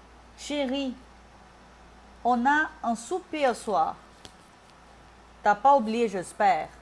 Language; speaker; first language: French; non-native, fluent; Portuguese